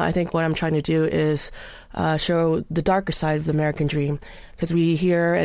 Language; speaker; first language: English; native; English